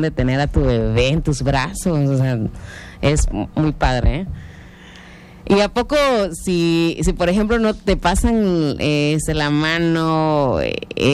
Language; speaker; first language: Spanish; non-native, local second language; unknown